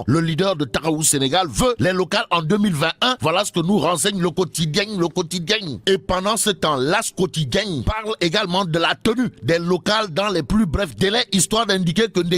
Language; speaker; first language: French; non-native, local second language; Wolof